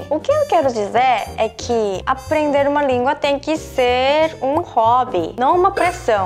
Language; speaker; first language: Portuguese; non-native, fluent; Korean